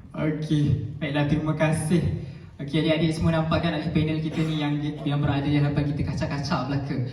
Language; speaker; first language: Malay; native; Malay